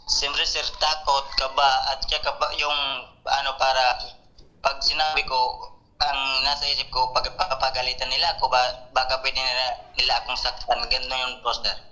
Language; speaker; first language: Filipino; non-native, local second language; Bikol